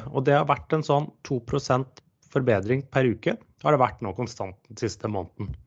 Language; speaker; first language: Norwegian; non-native, fluent; English